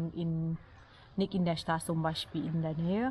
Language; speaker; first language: German; non-native, learner; Thai